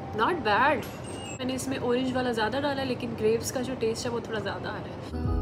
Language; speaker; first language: Urdu; native; Urdu